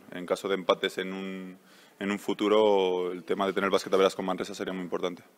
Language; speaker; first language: Spanish; native; Spanish